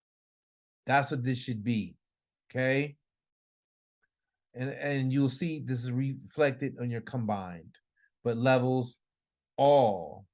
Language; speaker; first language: English; native; English